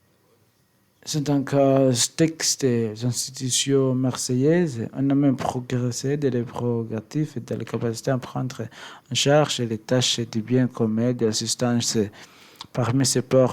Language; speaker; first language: French; non-native, learner; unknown